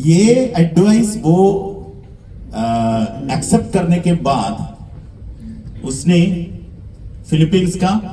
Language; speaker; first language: Hindi; non-native, learner; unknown